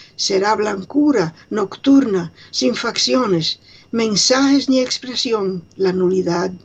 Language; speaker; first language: Spanish; early bilingual, heritage; Spanish